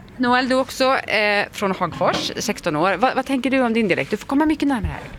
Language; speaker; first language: Swedish; native; Swedish